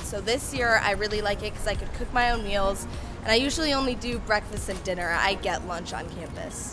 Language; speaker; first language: English; native; English